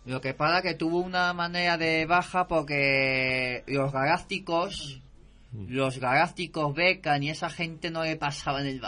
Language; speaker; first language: Spanish; native; Spanish